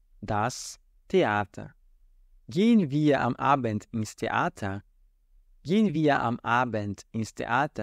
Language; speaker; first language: German; non-native, fluent; Portuguese